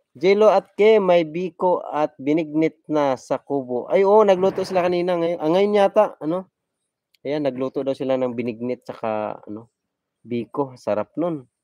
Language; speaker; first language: Filipino; non-native, local second language; Cebuano